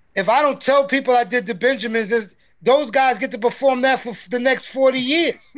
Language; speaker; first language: English; native; English